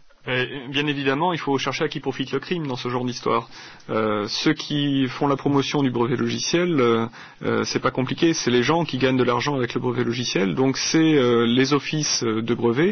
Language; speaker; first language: French; native; French